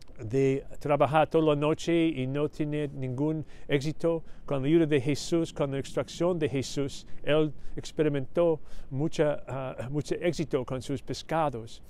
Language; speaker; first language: Spanish; non-native, learner; English